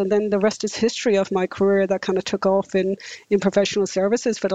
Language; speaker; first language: English; native; English